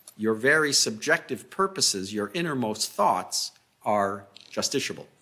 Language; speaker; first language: English; native; English